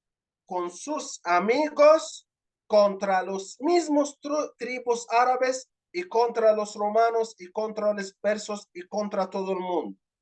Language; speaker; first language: Spanish; non-native, fluent; Arabic